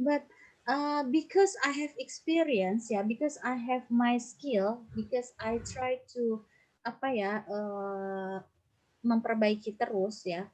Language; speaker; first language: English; non-native, fluent; Indonesian